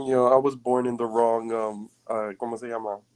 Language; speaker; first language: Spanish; early bilingual, heritage; Spanish